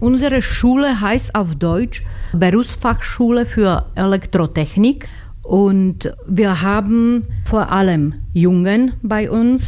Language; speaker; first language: German; non-native, fluent; Slovak